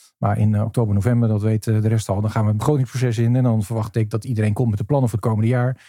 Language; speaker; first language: Dutch; native; Dutch